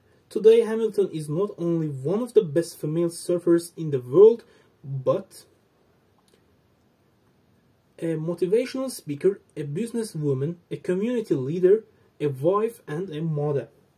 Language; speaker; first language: English; non-native, fluent; Azerbaijani